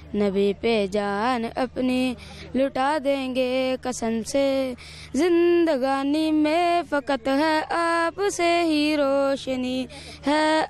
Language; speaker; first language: Urdu; native; Urdu